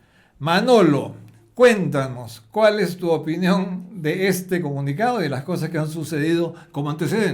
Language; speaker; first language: Spanish; native; Spanish